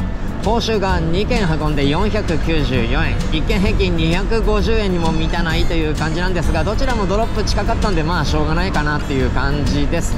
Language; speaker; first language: Japanese; native; Japanese